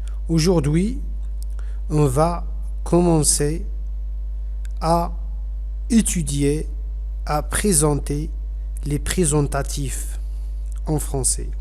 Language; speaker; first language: French; non-native, fluent; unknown